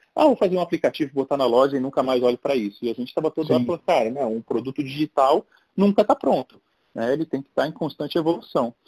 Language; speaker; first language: Portuguese; native; Portuguese